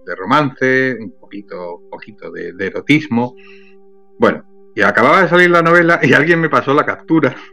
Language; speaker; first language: Spanish; native; Spanish